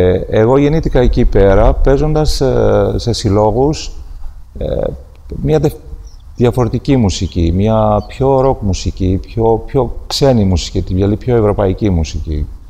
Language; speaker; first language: Greek; non-native, fluent; Armenian